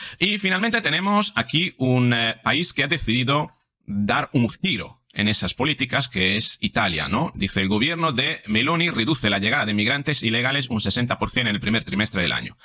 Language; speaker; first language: Spanish; non-native, fluent; Italian